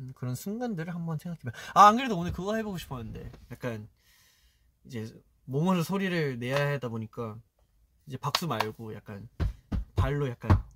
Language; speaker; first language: Korean; early bilingual, heritage; Korean